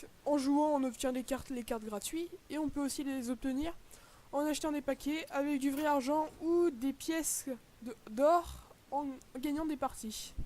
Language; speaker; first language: French; native; French